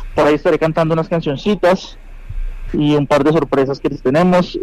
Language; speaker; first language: Spanish; native; Spanish